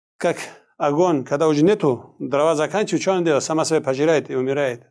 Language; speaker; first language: Russian; non-native, local second language; Kumyk